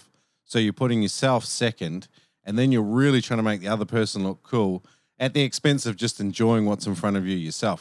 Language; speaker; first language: English; native; English